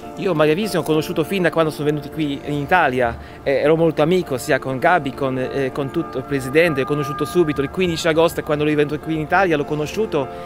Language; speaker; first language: Italian; non-native, fluent; Polish